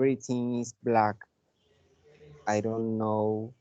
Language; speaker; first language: English; non-native, learner; Spanish